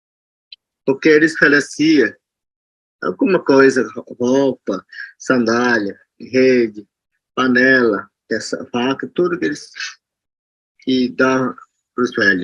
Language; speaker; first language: Portuguese; non-native, local second language; Yanomámi